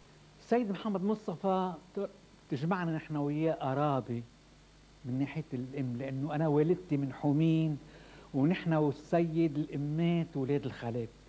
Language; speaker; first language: Arabic; native; Arabic